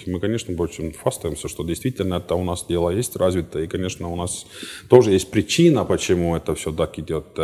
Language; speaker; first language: Russian; non-native, fluent; Estonian